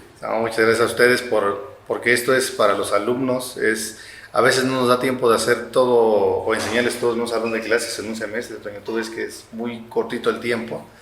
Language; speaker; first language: Spanish; native; Spanish